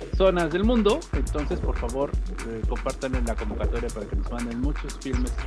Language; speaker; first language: Spanish; native; Spanish